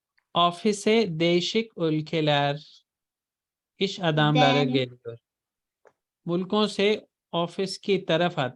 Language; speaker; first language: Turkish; non-native, fluent; Urdu